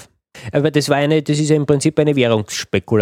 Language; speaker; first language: German; native; German